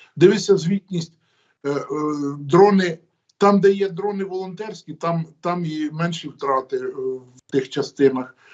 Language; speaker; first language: Ukrainian; native; Ukrainian